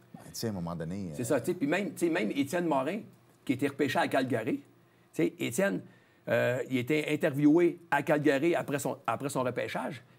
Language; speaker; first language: French; native; French